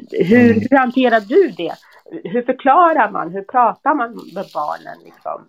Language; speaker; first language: Swedish; native; Swedish